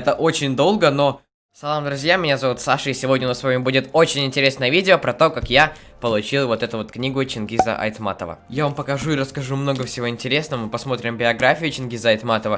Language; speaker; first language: Russian; native; Russian